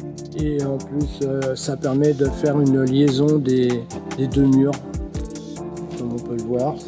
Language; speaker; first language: French; native; French